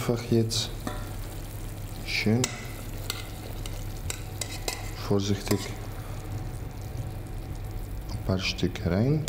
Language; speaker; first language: German; non-native, fluent; Greek